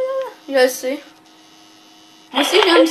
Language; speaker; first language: French; native; French